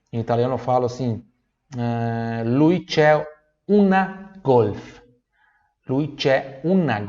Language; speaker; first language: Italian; non-native, fluent; Portuguese